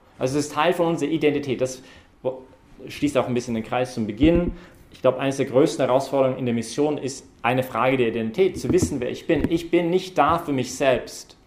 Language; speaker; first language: German; non-native, fluent; English